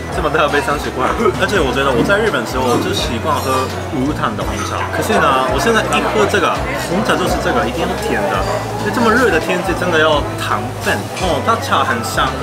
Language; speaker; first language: Chinese; non-native, fluent; Japanese